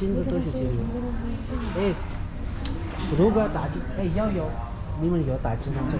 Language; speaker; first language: Chinese; non-native, learner; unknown